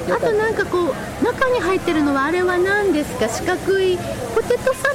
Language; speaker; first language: Japanese; native; Japanese